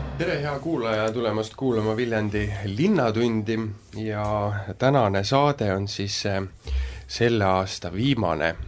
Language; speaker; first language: Estonian; native; Estonian